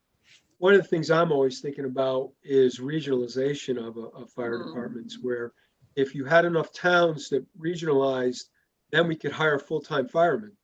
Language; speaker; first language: English; native; English